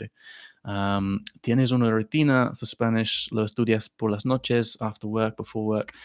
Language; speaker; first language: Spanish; non-native, fluent; English